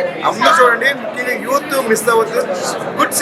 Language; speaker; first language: Telugu; native; Telugu